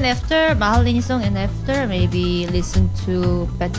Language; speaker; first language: English; non-native, learner; Korean